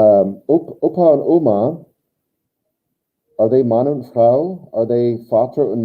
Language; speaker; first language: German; non-native, fluent; English